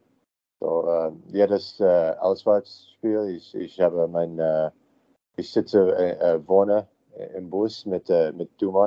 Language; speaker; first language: German; non-native, learner; English